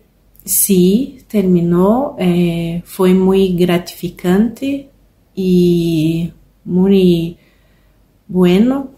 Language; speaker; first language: Spanish; non-native, learner; Portuguese